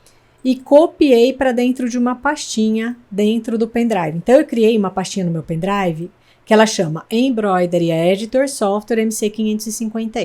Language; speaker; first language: Portuguese; native; Portuguese